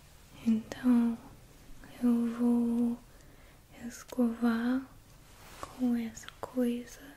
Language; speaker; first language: Portuguese; non-native, learner; English